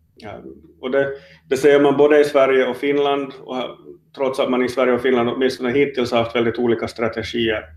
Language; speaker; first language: Swedish; native; Swedish